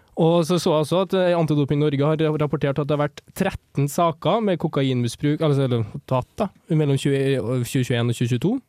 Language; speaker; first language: Norwegian; native; Norwegian